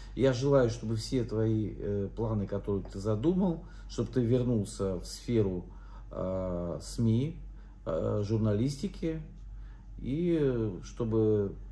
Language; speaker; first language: Russian; native; Russian